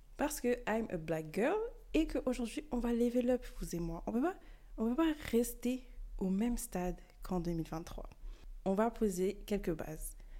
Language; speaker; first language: French; early bilingual, other home language; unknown